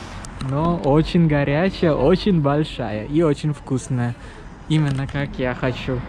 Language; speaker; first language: Russian; non-native, learner; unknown